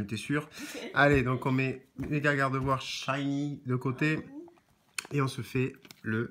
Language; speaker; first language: French; native; French